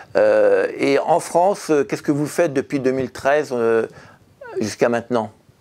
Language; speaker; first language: French; native; French